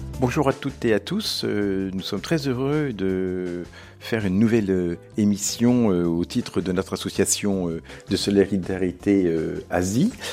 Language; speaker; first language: French; native; French